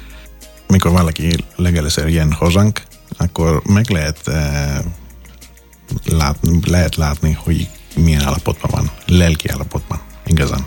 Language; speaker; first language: Hungarian; non-native, learner; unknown